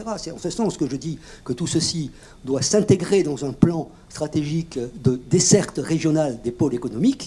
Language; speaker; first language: French; native; French